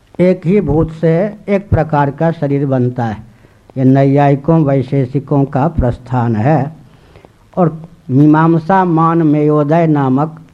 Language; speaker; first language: Hindi; native; Hindi